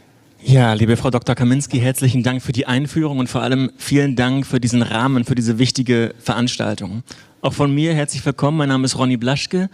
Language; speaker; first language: German; native; German